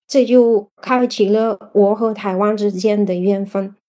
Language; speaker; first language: Chinese; non-native, fluent; Bulgarian